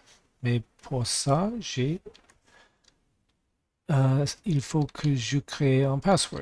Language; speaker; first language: French; non-native, learner; English